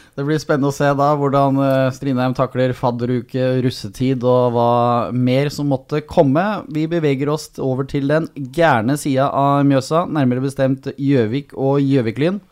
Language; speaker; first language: Norwegian; native; Norwegian